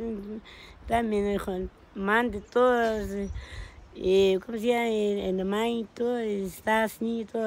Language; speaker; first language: Spanish; non-native, local second language; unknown